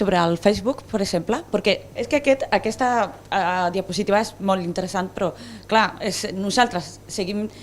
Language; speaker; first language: Catalan; non-native, local second language; Spanish